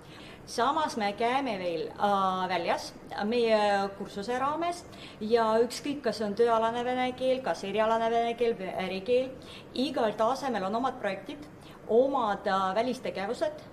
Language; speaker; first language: Estonian; non-native, fluent; Russian